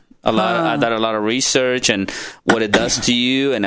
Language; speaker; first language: English; non-native, fluent; Spanish